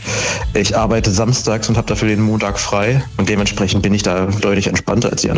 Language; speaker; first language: German; native; German